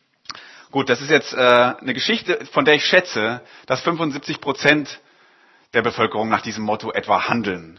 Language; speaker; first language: German; native; German